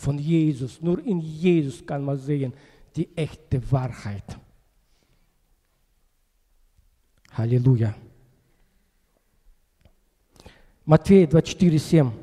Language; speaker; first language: German; non-native, learner; Russian